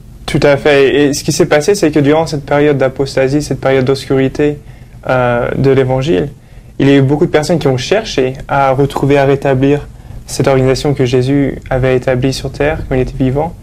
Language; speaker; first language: French; native; French